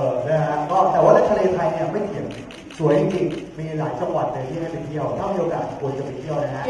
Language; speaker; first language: Thai; native; Thai